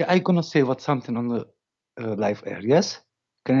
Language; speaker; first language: English; non-native, learner; Dutch